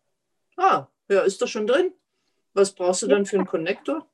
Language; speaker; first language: German; native; German